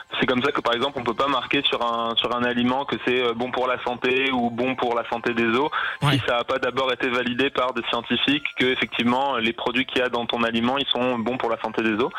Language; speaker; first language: French; native; French